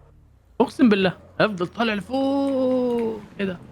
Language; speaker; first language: Arabic; native; Arabic